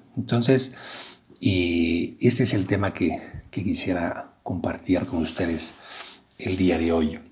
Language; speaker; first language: Spanish; non-native, fluent; French